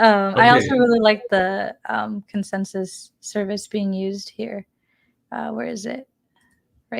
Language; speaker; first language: English; native; English